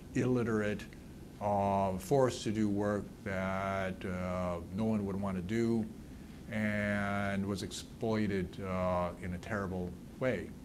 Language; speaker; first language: English; native; English